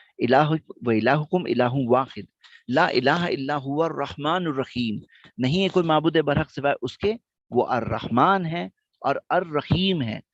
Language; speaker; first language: Urdu; non-native, local second language; Gujarati